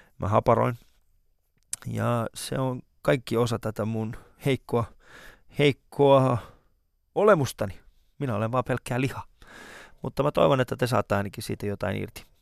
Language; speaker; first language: Finnish; early bilingual, other home language; Persian